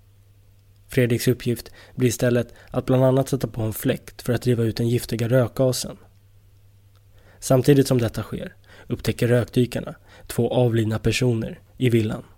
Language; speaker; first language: Swedish; native; Swedish